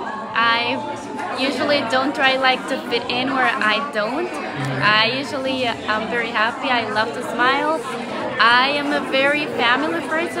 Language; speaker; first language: English; non-native, fluent; Spanish